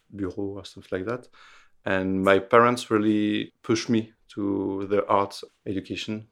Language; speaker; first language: English; non-native, fluent; French